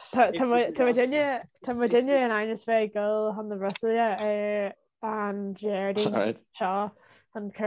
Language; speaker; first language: Irish; native; Irish